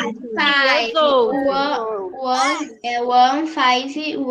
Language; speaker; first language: English; non-native, learner; Portuguese